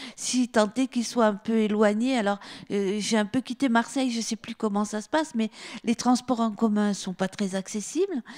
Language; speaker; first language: French; native; French